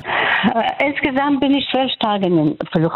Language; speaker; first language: German; non-native, fluent; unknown